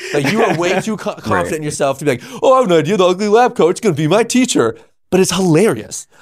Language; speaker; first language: English; early bilingual, other home language; Polish